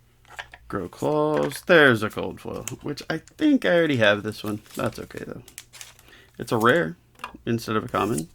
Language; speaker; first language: English; native; English